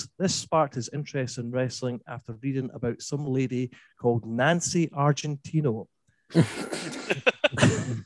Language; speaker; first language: English; native; English